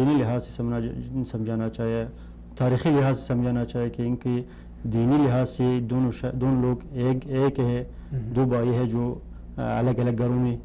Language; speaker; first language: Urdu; non-native, fluent; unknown